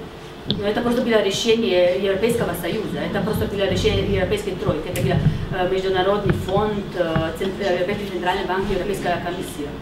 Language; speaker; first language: Russian; non-native, fluent; Slovenian